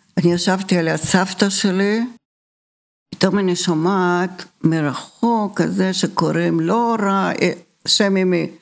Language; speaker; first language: Hebrew; early bilingual, other home language; Bulgarian